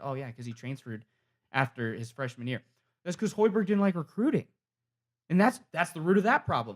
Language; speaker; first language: English; native; English